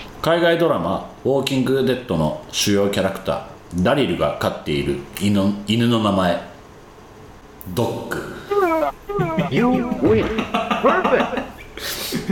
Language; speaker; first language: Japanese; native; Japanese